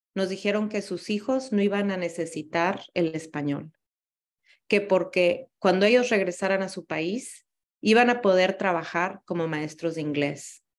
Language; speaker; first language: Spanish; early bilingual, heritage; Spanish